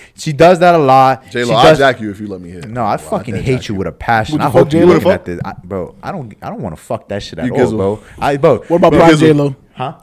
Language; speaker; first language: English; native; English